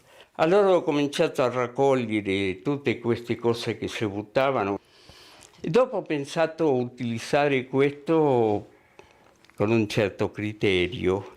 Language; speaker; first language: Italian; non-native, fluent; Spanish